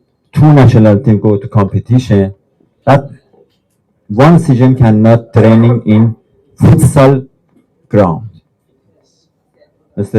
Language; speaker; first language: English; non-native, learner; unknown